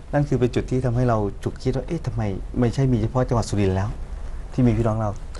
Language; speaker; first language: Thai; non-native, local second language; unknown